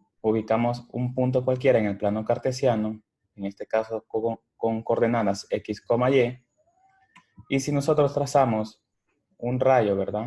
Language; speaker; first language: Spanish; native; Spanish